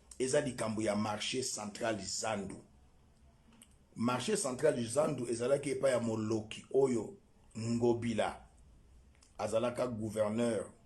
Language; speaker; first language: Lingala; non-native, local second language; Luba-Lulua